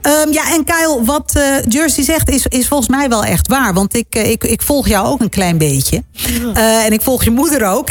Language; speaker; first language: Dutch; native; Dutch